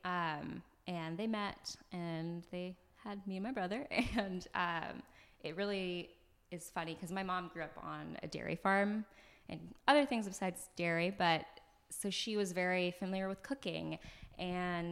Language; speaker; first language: English; early bilingual, other home language; French